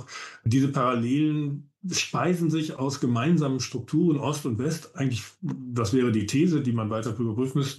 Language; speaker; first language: German; native; German